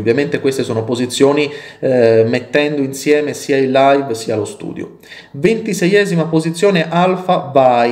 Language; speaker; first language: Italian; native; Italian